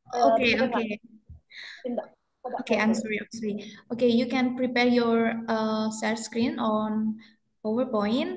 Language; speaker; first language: English; non-native, fluent; Indonesian